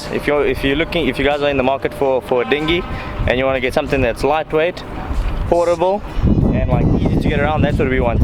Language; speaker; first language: English; native; English